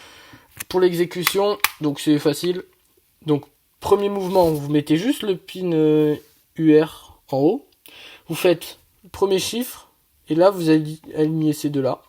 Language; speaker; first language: French; native; French